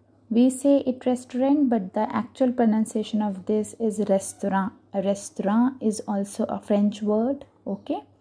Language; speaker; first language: English; non-native, local second language; Hindi